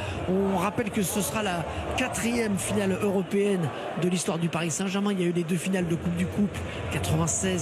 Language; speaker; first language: French; native; French